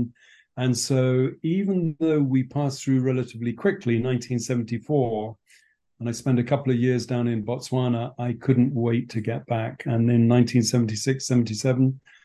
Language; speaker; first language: English; native; English